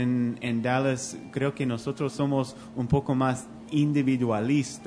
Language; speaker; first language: Spanish; non-native, fluent; English